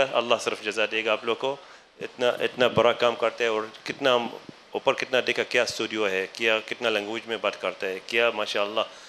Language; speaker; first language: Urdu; non-native, learner; Arabic